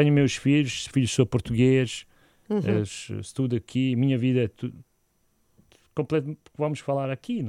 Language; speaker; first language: Portuguese; non-native, learner; Croatian